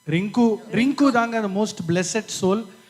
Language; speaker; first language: Tamil; native; Tamil